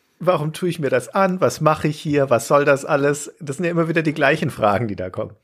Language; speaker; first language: German; native; German